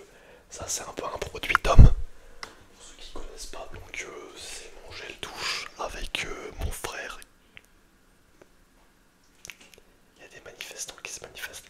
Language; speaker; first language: French; native; French